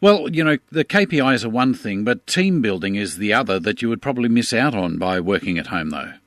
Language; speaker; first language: English; native; English